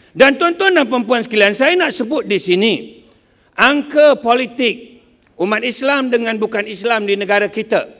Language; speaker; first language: Malay; non-native, local second language; Chinese